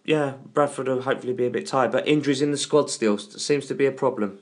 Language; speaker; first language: English; native; English